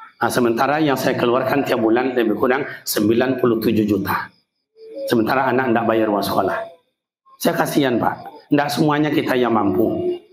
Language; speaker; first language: Malay; native; Malay